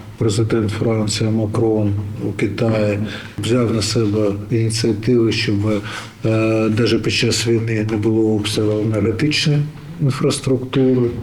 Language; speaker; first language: Ukrainian; native; Ukrainian